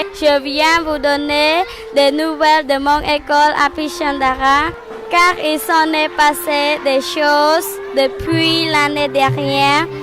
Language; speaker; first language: French; non-native, learner; Khmer